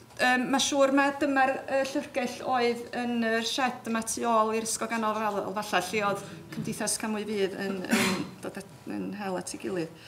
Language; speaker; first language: Welsh; native; Welsh